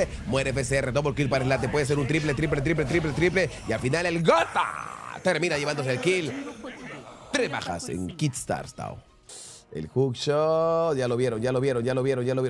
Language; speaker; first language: Spanish; native; Spanish